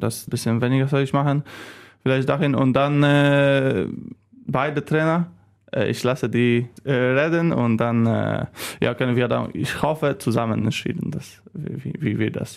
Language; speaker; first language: German; non-native, learner; Polish